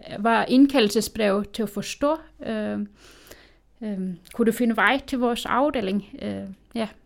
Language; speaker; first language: Danish; native; Danish